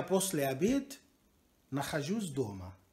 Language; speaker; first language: Russian; non-native, learner; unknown